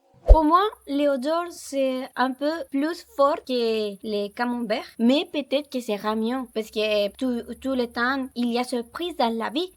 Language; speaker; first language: French; non-native, learner; Spanish